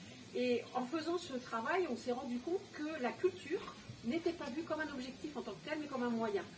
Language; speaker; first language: French; native; French